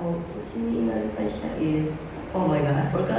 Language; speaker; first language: English; non-native, learner; Indonesian